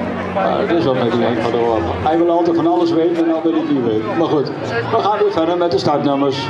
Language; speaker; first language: Dutch; native; Dutch